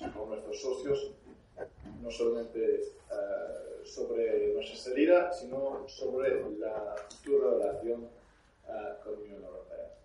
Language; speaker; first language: Spanish; non-native, fluent; English